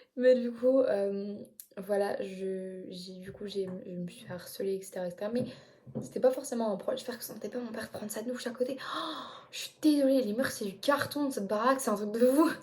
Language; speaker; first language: French; native; French